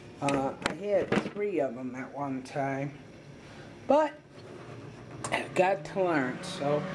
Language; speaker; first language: English; native; English